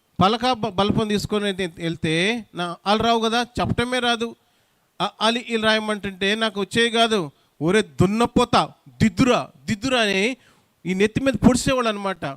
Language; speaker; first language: Telugu; non-native, local second language; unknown